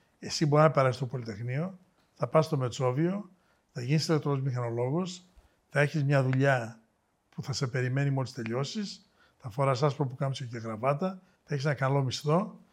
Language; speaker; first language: Greek; native; Greek